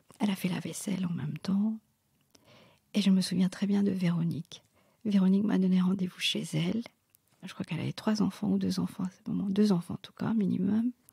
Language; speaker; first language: French; non-native, local second language; Morisyen